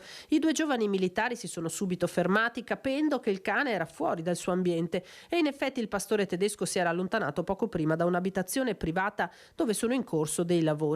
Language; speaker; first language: Italian; native; Italian